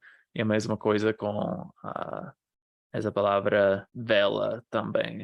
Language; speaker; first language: Portuguese; non-native, fluent; English